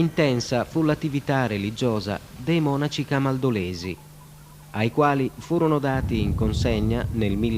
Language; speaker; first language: Italian; native; Italian